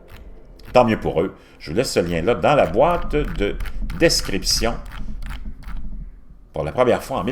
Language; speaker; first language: French; native; French